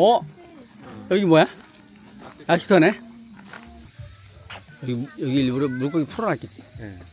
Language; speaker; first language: Korean; native; Korean